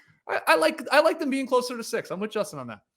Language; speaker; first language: English; native; English